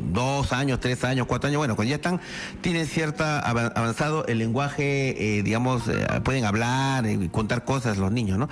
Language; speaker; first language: Spanish; native; Spanish